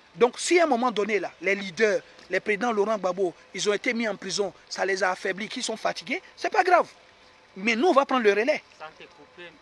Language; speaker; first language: French; native; French